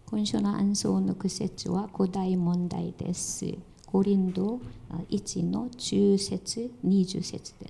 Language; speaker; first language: Japanese; non-native, fluent; Korean